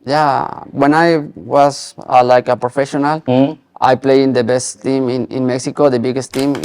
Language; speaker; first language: English; non-native, learner; Spanish